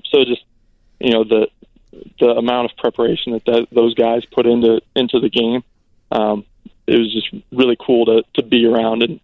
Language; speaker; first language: English; native; English